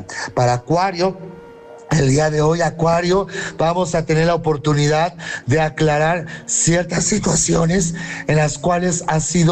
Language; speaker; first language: Spanish; native; Spanish